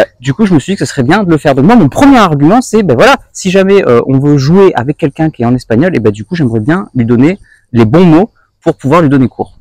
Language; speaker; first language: French; native; French